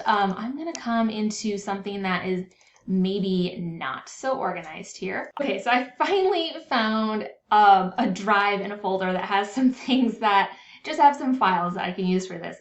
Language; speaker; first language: English; native; English